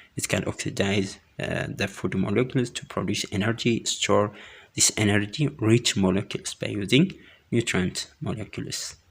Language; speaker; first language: English; non-native, local second language; Amharic